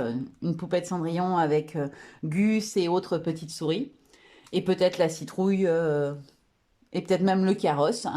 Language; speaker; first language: French; native; French